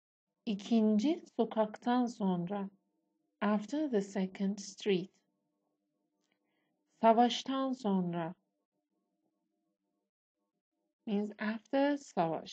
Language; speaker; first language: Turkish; non-native, fluent; Persian